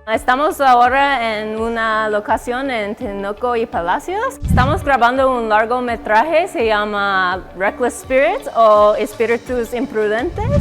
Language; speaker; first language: Spanish; non-native, fluent; English